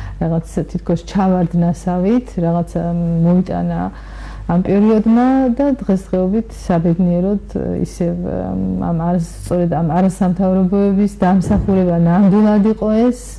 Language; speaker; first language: Georgian; non-native, local second language; Chechen